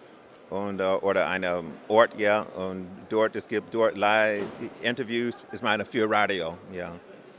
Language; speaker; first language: German; non-native, learner; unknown